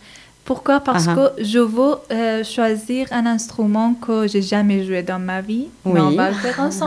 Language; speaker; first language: French; non-native, fluent; Persian